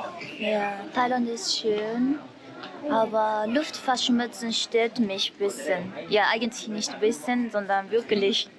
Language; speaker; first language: German; non-native, learner; Japanese